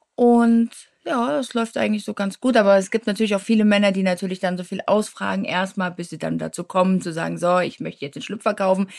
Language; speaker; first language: German; native; German